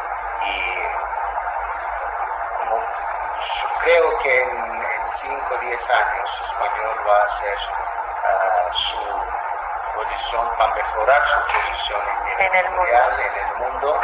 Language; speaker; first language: Spanish; non-native, fluent; Azerbaijani